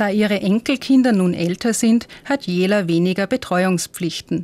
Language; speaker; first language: German; native; German